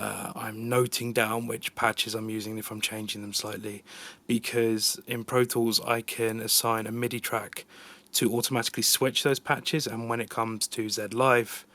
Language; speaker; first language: English; native; English